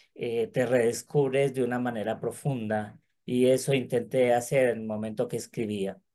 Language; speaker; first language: Spanish; native; Spanish